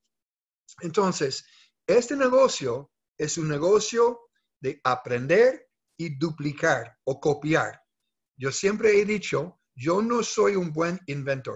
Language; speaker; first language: Spanish; non-native, fluent; English